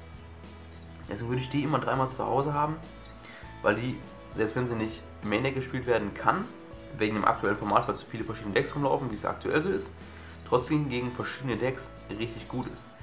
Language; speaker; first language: German; native; German